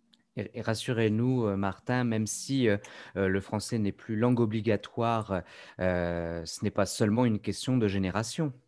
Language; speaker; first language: French; native; French